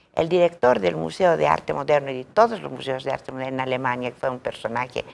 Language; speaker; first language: Spanish; non-native, fluent; Greek